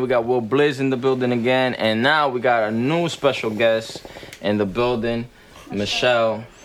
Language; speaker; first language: English; early bilingual, other home language; Spanish